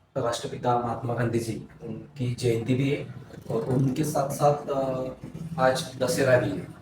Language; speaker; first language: Hindi; non-native, local second language; Marathi